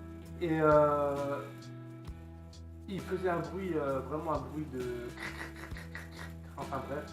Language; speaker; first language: French; native; French